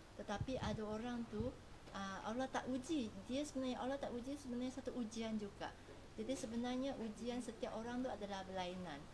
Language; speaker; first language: Malay; non-native, local second language; Chinese